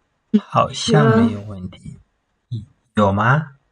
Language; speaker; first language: Chinese; non-native, fluent; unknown